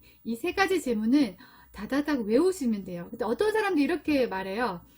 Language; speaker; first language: Korean; native; Korean